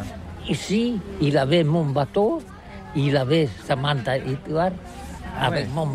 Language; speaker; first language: French; non-native, learner; Catalan